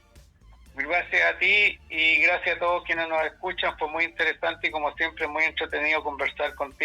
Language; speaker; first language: Spanish; native; Spanish